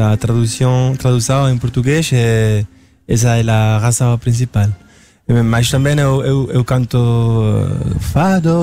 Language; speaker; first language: Portuguese; non-native, learner; Spanish